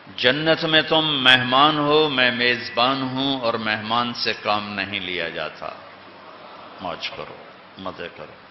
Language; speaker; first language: Urdu; non-native, local second language; Punjabi